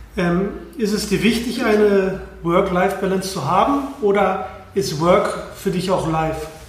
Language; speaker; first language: German; native; German